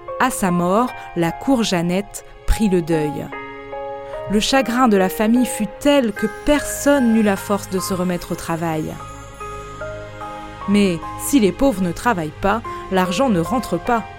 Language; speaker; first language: French; native; French